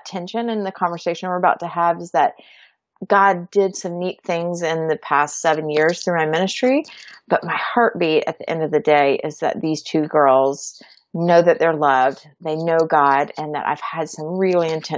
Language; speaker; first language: English; native; English